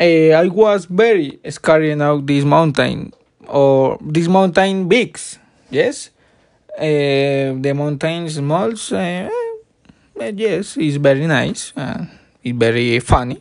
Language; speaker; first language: English; non-native, learner; Spanish